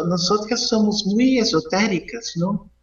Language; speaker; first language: Spanish; non-native, learner; Portuguese